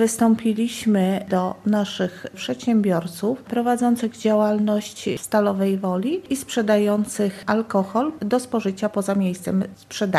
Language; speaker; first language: Polish; native; Polish